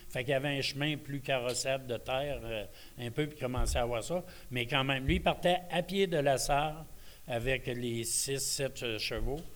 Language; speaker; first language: French; native; French